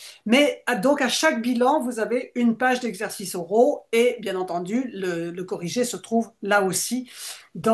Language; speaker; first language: French; native; French